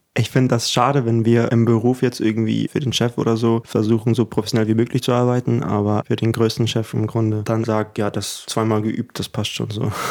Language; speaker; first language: German; early bilingual, other home language; Ukrainian